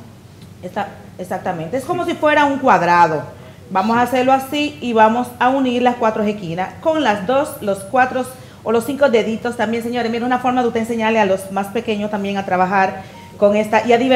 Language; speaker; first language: Spanish; native; Spanish